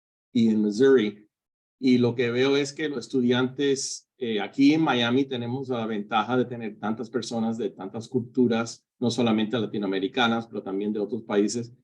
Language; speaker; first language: Spanish; early bilingual, heritage; Spanish